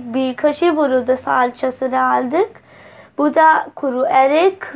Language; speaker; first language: Turkish; non-native, learner; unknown